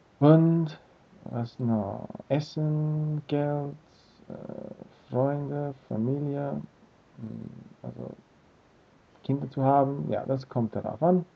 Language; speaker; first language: German; non-native, learner; English